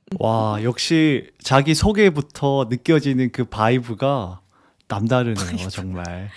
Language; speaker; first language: Korean; native; Korean